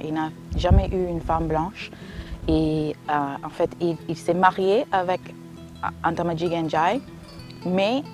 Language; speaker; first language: French; non-native, fluent; English